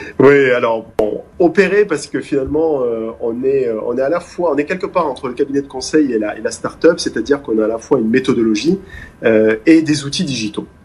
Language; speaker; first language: French; native; French